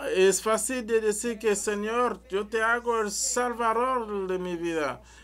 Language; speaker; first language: Spanish; non-native, learner; French